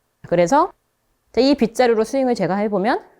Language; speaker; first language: Korean; native; Korean